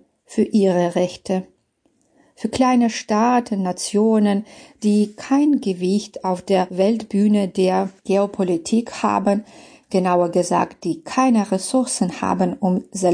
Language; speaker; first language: German; non-native, fluent; Belarusian